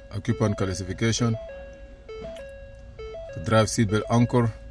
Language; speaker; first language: English; non-native, fluent; Arabic